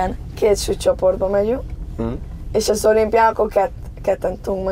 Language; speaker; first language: Hungarian; early bilingual, heritage; Spanish